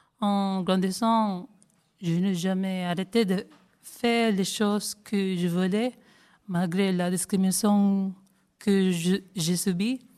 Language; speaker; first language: French; non-native, learner; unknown